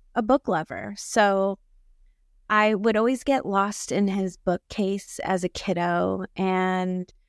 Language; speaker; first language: English; early bilingual, other home language; Filipino